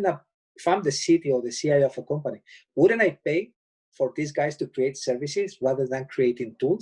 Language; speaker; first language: English; non-native, fluent; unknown